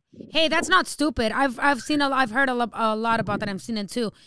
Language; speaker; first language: English; early bilingual, other home language; Spanish